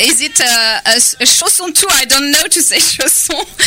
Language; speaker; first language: English; non-native, fluent; French